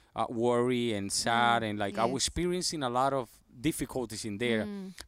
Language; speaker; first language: English; non-native, fluent; Spanish